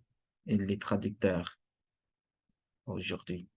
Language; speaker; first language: French; non-native, fluent; Portuguese